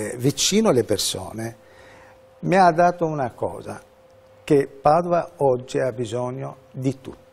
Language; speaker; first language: Italian; non-native, fluent; Arabic